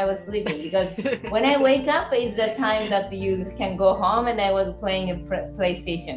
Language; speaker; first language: English; non-native, fluent; Japanese